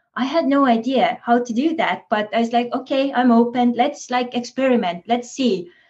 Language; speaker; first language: English; non-native, fluent; Estonian